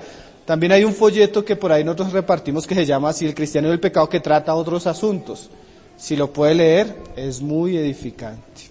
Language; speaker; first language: Spanish; native; Spanish